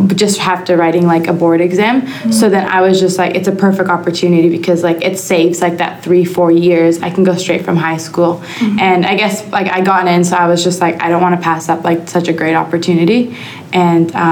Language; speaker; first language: English; native; English